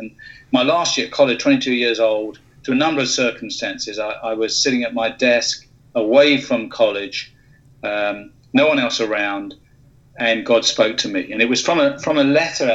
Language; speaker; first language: English; native; English